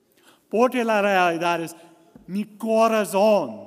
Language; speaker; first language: Spanish; non-native, learner; English